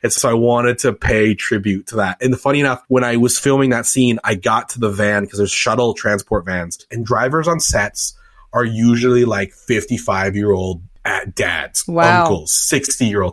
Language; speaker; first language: English; native; English